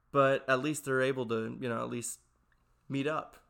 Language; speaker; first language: English; native; English